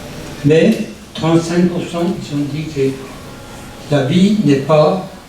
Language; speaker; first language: French; non-native, learner; Persian